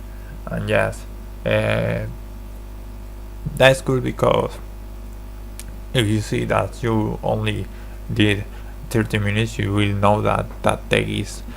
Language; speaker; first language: English; non-native, learner; Spanish